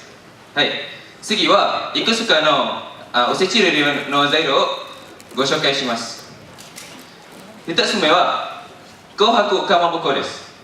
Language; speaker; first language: Japanese; non-native, learner; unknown